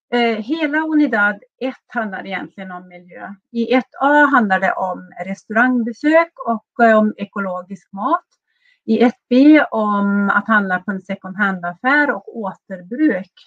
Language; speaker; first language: Swedish; native; Swedish